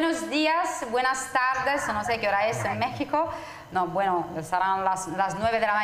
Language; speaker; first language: Spanish; non-native, fluent; Italian